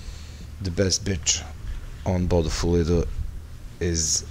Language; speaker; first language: English; non-native, learner; Serbian